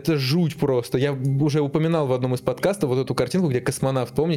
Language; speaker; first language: Russian; native; Russian